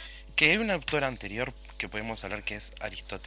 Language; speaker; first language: Spanish; native; Spanish